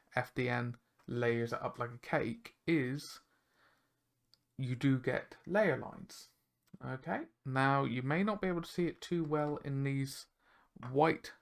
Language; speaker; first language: English; native; English